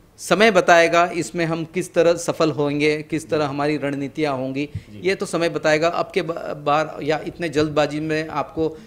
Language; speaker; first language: Hindi; non-native, local second language; Marathi